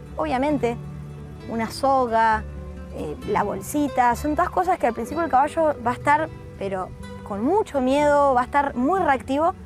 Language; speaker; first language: Spanish; native; Spanish